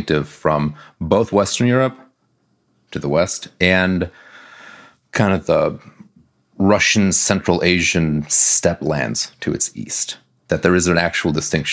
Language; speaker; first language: English; native; English